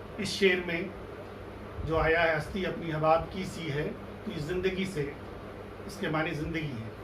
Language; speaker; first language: Urdu; native; Urdu